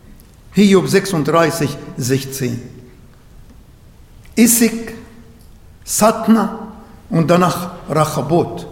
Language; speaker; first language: German; non-native, learner; Arabic